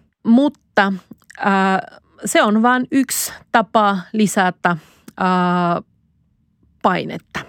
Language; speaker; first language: Finnish; non-native, fluent; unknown